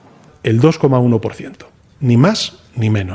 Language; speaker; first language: Spanish; native; Spanish